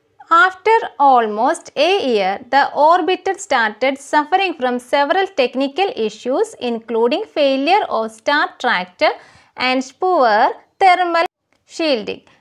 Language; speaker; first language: English; non-native, local second language; Malayalam